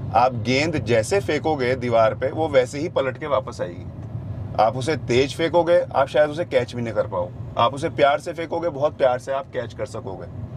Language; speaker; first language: Hindi; native; Hindi